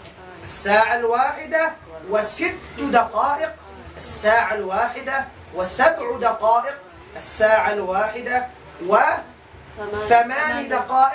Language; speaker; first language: Arabic; non-native, fluent; Tausug